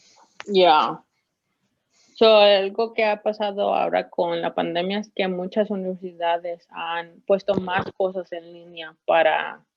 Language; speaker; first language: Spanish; early bilingual, heritage; Spanish